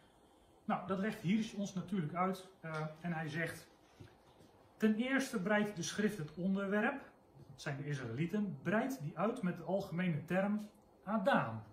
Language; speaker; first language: Dutch; native; Dutch